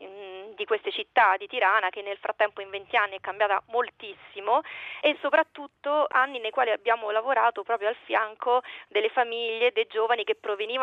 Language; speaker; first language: Italian; native; Italian